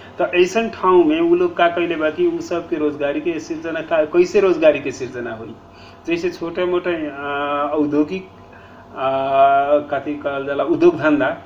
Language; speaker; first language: Bhojpuri; non-native, local second language; Nepali